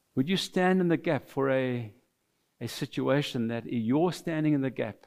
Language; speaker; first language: English; non-native, fluent; French